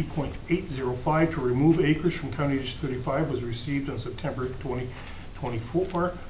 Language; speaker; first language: English; native; English